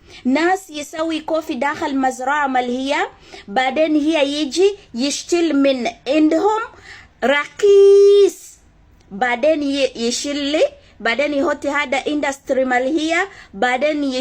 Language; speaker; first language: Arabic; non-native, learner; Ganda